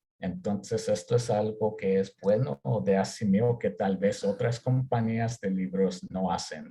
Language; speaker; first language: Spanish; early bilingual, heritage; Spanish